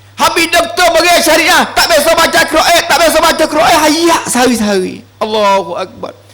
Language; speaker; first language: Malay; native; Malay